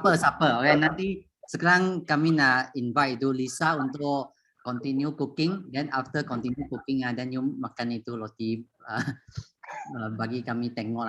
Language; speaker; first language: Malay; non-native, local second language; Chinese